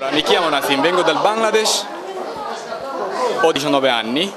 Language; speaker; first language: Italian; non-native, learner; Bangla